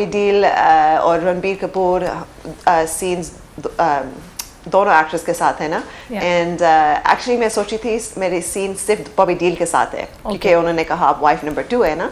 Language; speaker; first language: Hindi; early bilingual, heritage; English